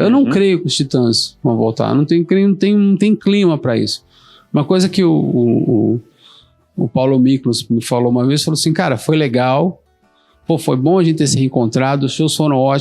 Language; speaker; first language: Portuguese; native; Portuguese